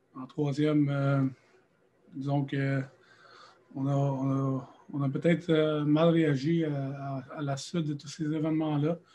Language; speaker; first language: French; native; French